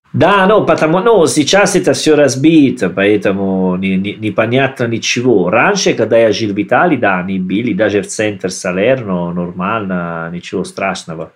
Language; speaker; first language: Russian; non-native, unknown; Italian